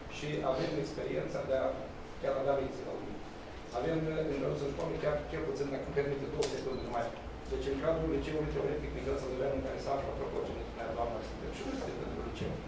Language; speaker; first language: Romanian; native; Romanian